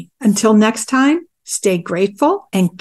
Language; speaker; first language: English; native; English